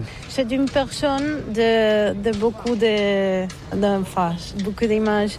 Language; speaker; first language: French; non-native, learner; Catalan